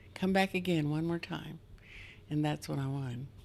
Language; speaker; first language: English; native; English